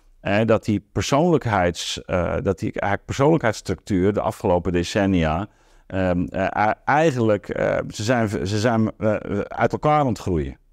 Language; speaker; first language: Dutch; native; Dutch